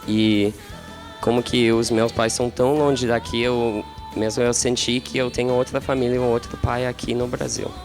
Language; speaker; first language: Portuguese; non-native, learner; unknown